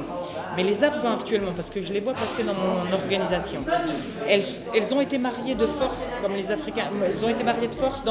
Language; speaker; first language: French; native; French